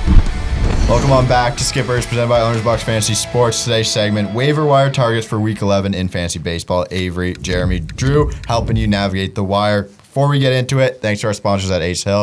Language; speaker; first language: English; native; English